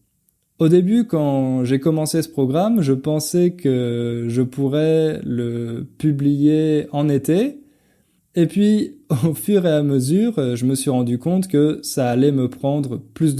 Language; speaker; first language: French; native; French